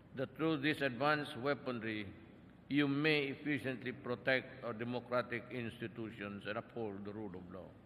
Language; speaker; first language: English; non-native, local second language; Filipino